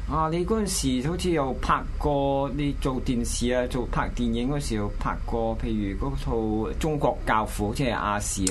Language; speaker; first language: Cantonese; native; Cantonese